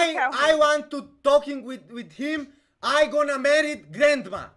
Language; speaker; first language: English; non-native, learner; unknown